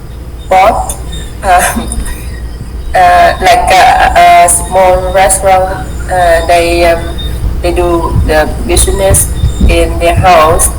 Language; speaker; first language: English; non-native, learner; Vietnamese